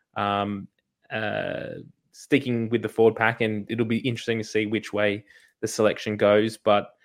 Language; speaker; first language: English; native; English